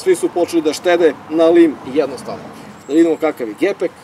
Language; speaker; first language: Serbian; native; Serbian